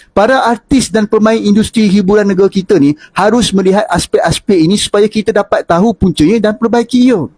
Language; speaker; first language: Malay; native; Malay